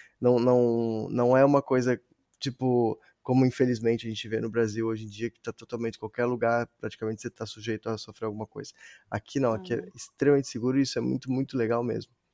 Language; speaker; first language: Portuguese; native; Portuguese